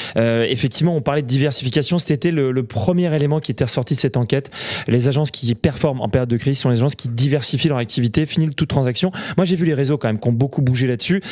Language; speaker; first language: French; native; French